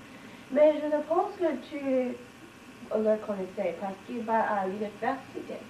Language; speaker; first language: French; non-native, learner; English